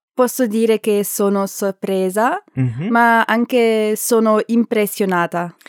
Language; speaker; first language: Italian; non-native, learner; German